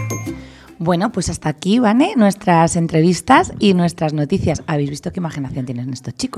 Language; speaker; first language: Spanish; native; Spanish